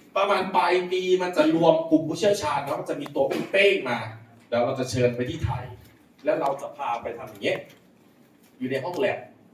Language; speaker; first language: Thai; non-native, local second language; Lao